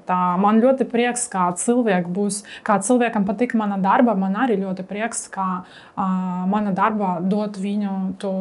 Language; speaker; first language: Latvian; non-native, learner; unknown